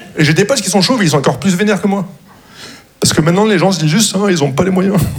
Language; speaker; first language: French; early bilingual, other home language; Arabic